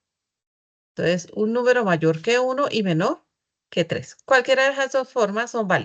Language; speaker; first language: Spanish; native; Spanish